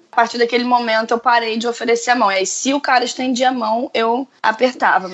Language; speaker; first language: Portuguese; native; Portuguese